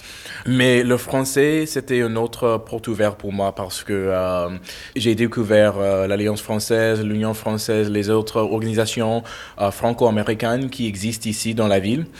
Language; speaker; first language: French; non-native, fluent; English